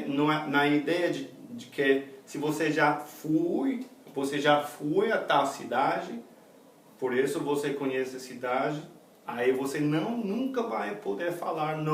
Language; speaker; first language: Portuguese; non-native, fluent; English